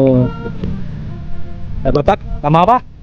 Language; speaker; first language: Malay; non-native, local second language; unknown